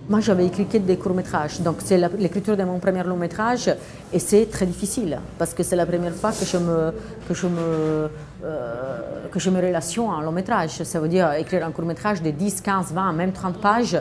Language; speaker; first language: French; non-native, fluent; Italian